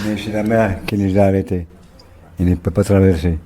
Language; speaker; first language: French; non-native, local second language; Arabic